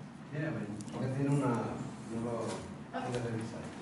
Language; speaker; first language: Spanish; native; Spanish